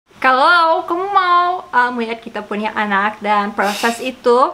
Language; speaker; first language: Indonesian; non-native, learner; English